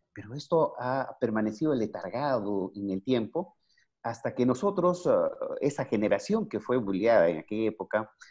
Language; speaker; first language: Spanish; native; Spanish